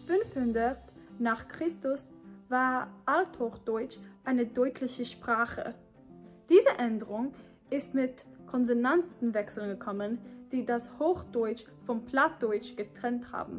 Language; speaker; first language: German; non-native, fluent; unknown